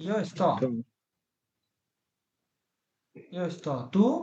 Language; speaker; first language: Italian; non-native, fluent; Bangla